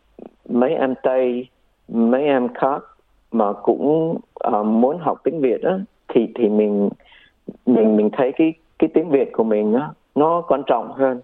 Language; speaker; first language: Vietnamese; early bilingual, heritage; Vietnamese